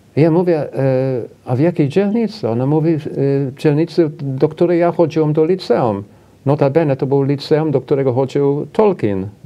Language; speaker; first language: Polish; non-native, fluent; English